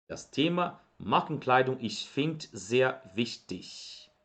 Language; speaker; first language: German; non-native, fluent; Portuguese